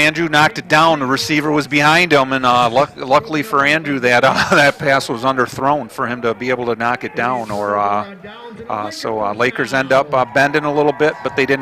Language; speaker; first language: English; native; English